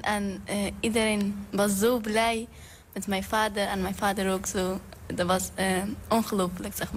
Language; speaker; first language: Dutch; non-native, fluent; Persian